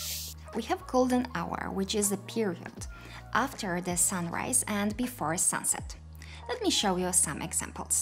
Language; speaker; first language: English; non-native, fluent; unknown